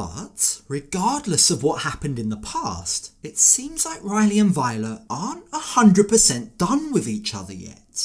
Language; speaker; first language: English; native; English